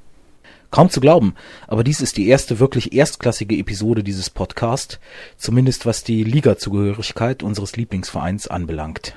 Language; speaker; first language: German; native; German